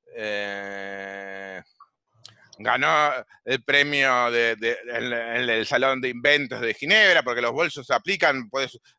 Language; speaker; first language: Spanish; native; Spanish